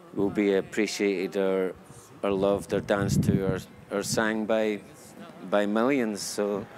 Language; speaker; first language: English; native; English